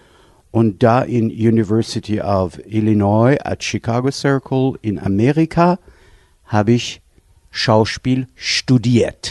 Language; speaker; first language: German; non-native, fluent; Persian